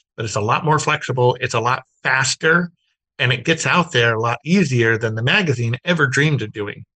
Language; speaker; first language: English; native; English